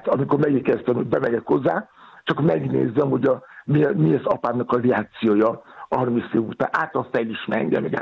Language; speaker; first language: Hungarian; non-native, learner; Yoruba